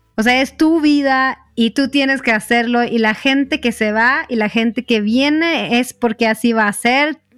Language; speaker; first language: Spanish; non-native, fluent; Swedish